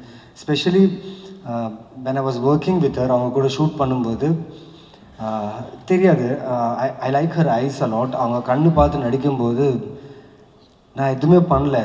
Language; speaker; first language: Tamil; non-native, fluent; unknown